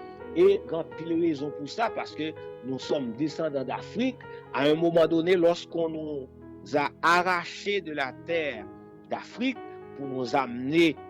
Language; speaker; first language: French; non-native, local second language; Haitian Creole